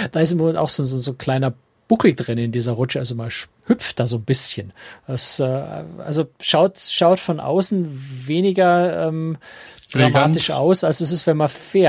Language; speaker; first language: German; native; German